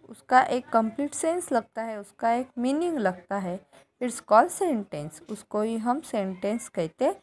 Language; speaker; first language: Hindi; non-native, local second language; Marathi